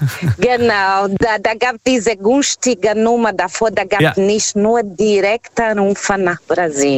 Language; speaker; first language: German; non-native, fluent; Portuguese